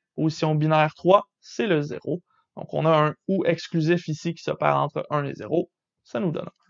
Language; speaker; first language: French; native; French